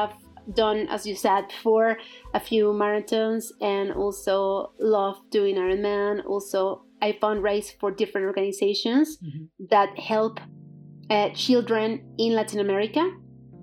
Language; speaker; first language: English; non-native, fluent; Spanish